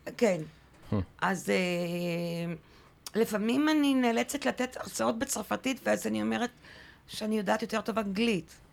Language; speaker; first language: Hebrew; early bilingual, other home language; French